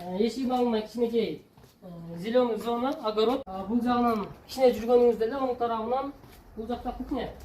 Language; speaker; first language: Kyrgyz; non-native, local second language; Uzbek